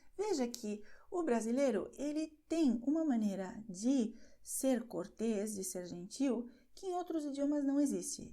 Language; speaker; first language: Portuguese; non-native, fluent; Spanish